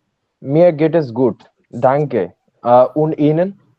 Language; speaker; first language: German; non-native, learner; Bangla